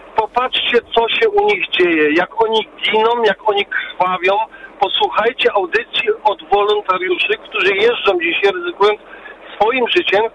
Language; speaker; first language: Polish; early bilingual, heritage; Polish